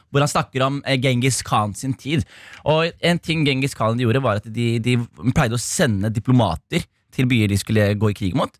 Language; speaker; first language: Norwegian; early bilingual, other home language; Somali